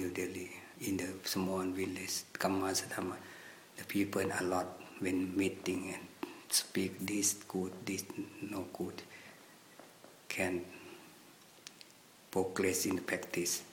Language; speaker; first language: English; non-native, learner; Thai